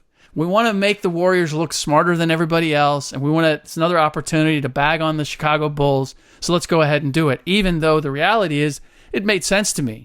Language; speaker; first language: English; native; English